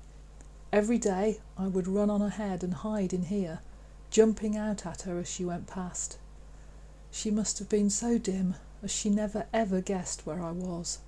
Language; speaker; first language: English; native; English